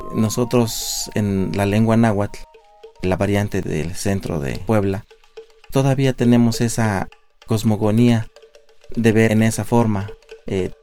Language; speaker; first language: Spanish; non-native, local second language; Nahuatl languages